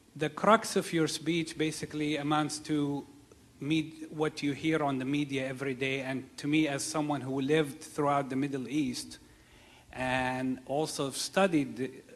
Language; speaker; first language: English; non-native, fluent; Arabic